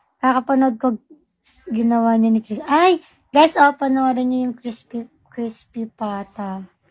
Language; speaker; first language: Filipino; non-native, local second language; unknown